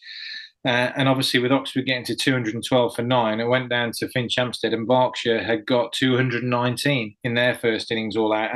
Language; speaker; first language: English; native; English